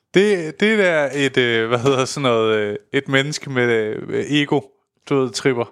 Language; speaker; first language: Danish; early bilingual, other home language; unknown